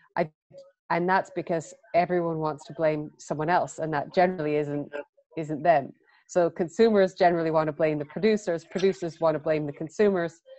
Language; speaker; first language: English; native; English